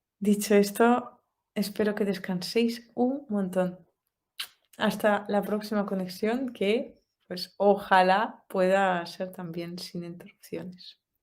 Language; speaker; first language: Spanish; non-native, fluent; Russian